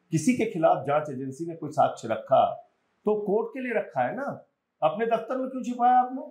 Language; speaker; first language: Hindi; native; Hindi